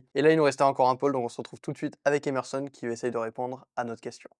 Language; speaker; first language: French; native; French